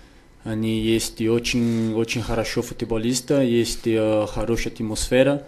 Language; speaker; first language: Russian; non-native, learner; Portuguese